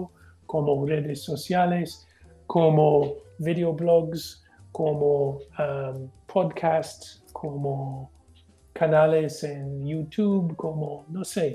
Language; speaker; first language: Spanish; non-native, fluent; English